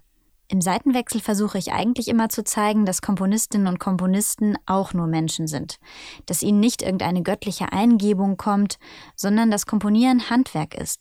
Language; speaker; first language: German; native; German